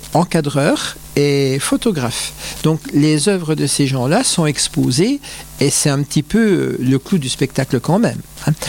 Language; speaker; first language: French; native; French